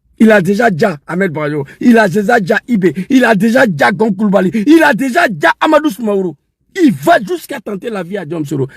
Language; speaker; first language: French; non-native, local second language; Dyula